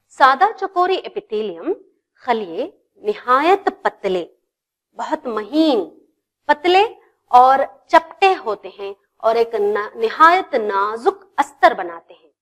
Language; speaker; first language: Urdu; native; Urdu